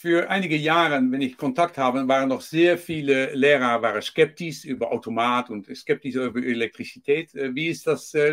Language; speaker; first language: German; non-native, learner; Dutch